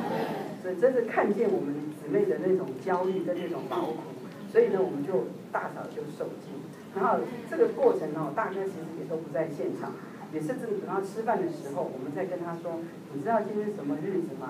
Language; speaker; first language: Chinese; native; Chinese